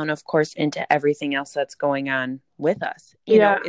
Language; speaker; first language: English; native; English